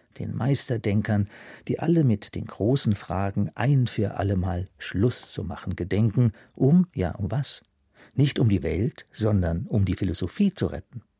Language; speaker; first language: German; native; German